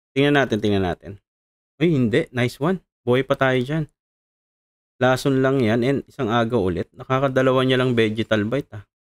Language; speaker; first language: Filipino; native; Filipino